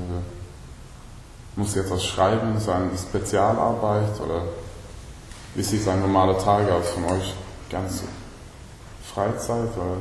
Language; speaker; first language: German; non-native, learner; Swedish